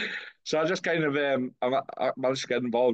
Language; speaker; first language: English; native; English